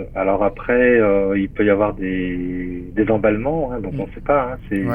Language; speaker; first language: French; native; French